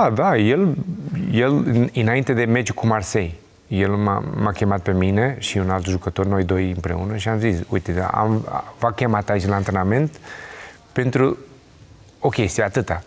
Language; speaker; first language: Romanian; non-native, learner; Portuguese